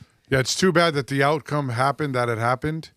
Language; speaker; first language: English; native; English